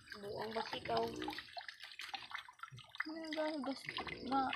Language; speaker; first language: Filipino; non-native, local second language; Hiligaynon